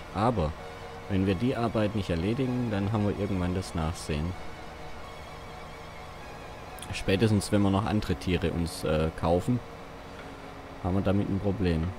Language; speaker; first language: German; native; German